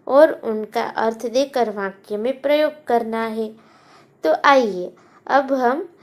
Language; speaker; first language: Hindi; non-native, local second language; Gujarati